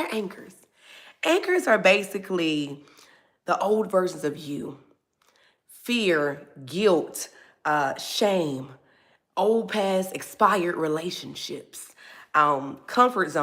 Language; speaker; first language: English; native; English